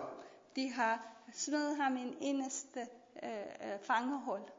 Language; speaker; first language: Danish; non-native, learner; Persian